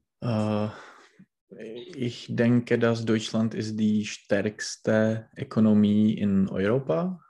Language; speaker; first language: German; non-native, learner; Czech